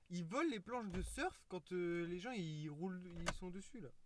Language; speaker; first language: French; native; French